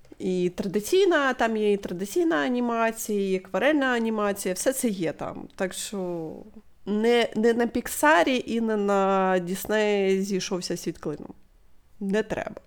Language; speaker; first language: Ukrainian; non-native, local second language; Russian